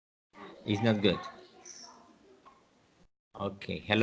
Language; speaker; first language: English; non-native, learner; Spanish